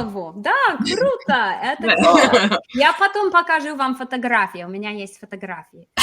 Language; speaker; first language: Russian; non-native, fluent; English